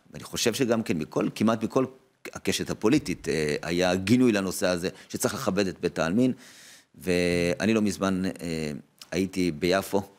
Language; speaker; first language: Hebrew; native; Hebrew